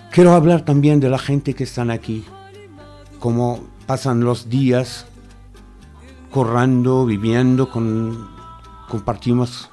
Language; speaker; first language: Spanish; non-native, fluent; Arabic